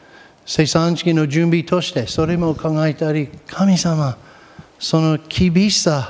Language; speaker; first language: Japanese; non-native, fluent; English